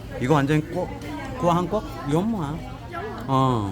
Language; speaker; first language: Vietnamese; non-native, learner; Korean